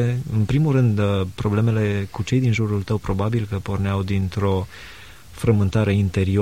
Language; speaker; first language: Romanian; native; Romanian